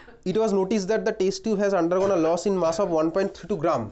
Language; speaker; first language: English; non-native, local second language; Bangla